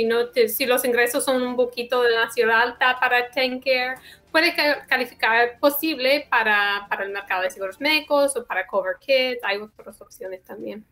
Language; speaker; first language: Spanish; non-native, fluent; English